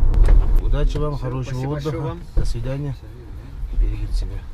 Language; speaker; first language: Russian; non-native, local second language; Uzbek